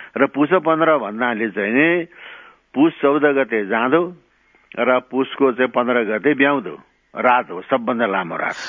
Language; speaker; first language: Nepali; non-native, local second language; Gurung